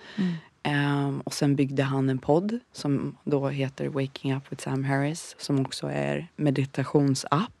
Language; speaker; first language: Swedish; early bilingual, other home language; Bosnian